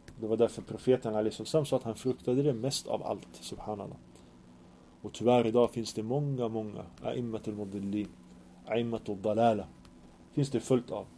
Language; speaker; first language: Swedish; early bilingual, other home language; Arabic